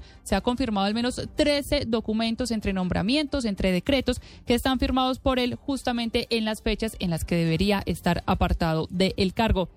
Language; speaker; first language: Spanish; native; Spanish